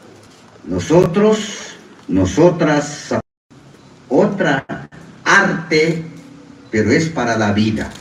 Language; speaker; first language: Spanish; non-native, local second language; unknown